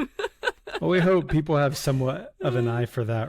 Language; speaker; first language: English; native; English